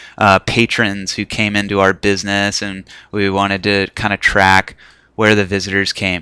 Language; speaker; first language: English; native; English